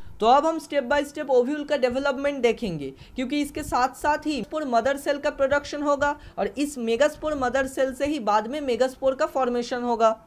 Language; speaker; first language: Hindi; non-native, local second language; Bangla